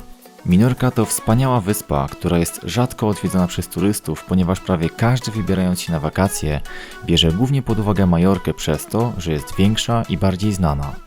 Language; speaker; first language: Polish; native; Polish